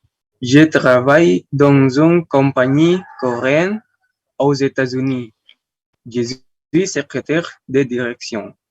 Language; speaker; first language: French; non-native, learner; Indonesian